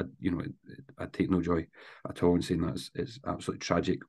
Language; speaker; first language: English; native; English